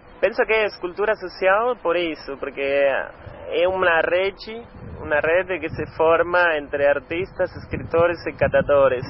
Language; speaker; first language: Portuguese; non-native, learner; Spanish